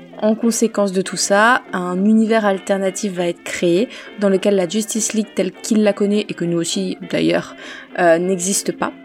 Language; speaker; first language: French; native; French